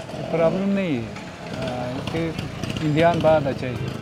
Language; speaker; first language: Hindi; non-native, learner; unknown